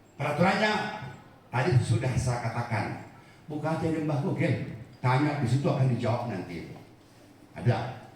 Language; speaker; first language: Indonesian; non-native, local second language; Batak Toba